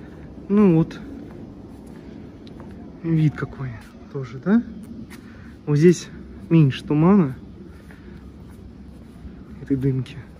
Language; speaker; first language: Russian; native; Russian